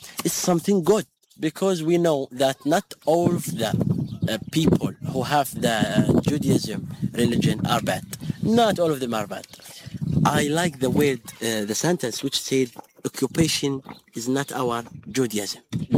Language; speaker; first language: English; non-native, fluent; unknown